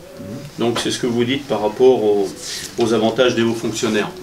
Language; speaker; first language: French; native; French